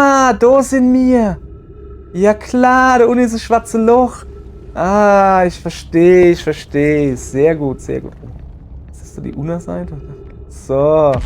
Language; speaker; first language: German; native; German